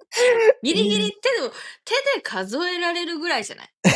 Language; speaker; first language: Japanese; native; Japanese